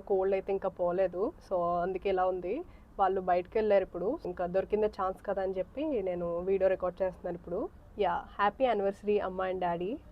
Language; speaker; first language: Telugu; early bilingual, heritage; Telugu